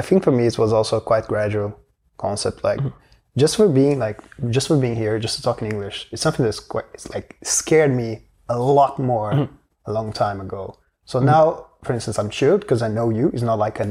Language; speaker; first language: English; non-native, fluent; Portuguese